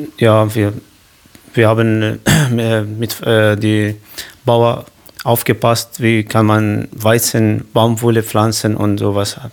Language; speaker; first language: German; non-native, learner; Kurdish